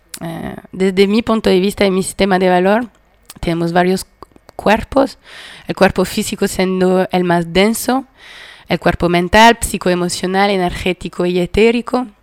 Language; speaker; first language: Spanish; non-native, fluent; French